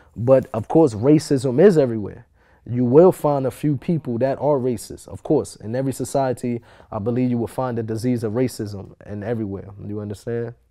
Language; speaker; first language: English; native; English